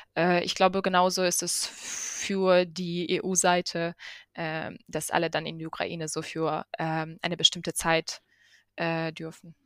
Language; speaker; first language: German; non-native, fluent; Ukrainian